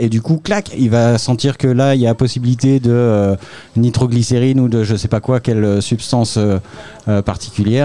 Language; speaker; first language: French; native; French